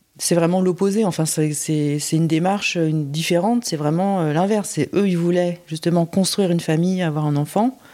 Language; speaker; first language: French; native; French